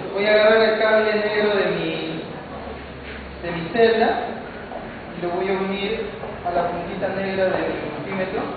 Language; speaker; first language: Spanish; native; Spanish